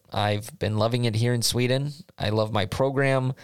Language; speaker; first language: English; native; English